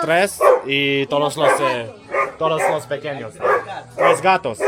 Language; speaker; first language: Spanish; non-native, learner; English